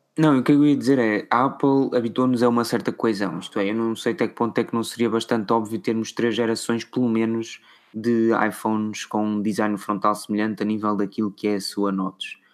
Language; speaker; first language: Portuguese; native; Portuguese